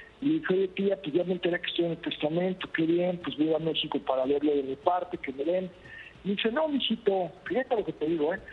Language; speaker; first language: Spanish; native; Spanish